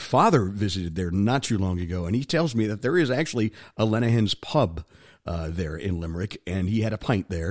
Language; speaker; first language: English; native; English